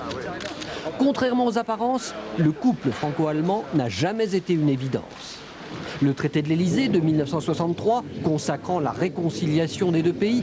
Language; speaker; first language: French; native; French